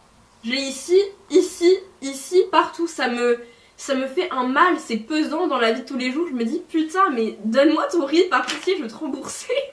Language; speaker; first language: French; native; French